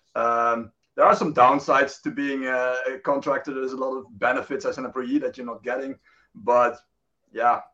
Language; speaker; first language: English; non-native, fluent; Dutch